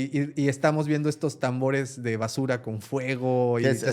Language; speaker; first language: Spanish; native; Spanish